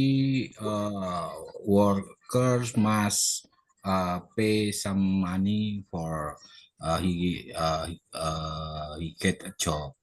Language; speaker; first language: English; non-native, learner; Indonesian